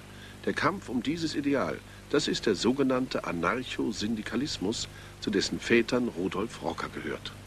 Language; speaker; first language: German; native; German